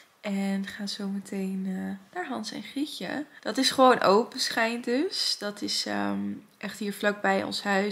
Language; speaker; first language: Dutch; native; Dutch